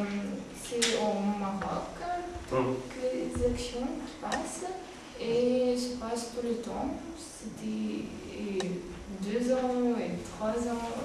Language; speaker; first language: French; non-native, learner; Russian